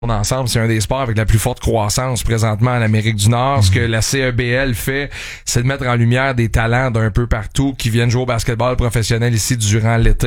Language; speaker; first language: French; native; French